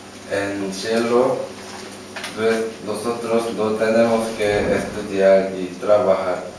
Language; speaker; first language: Spanish; non-native, learner; Korean